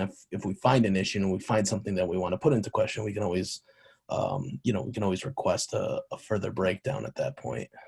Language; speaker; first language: English; native; English